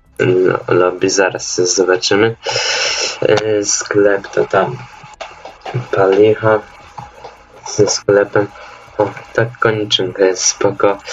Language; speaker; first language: Polish; native; Polish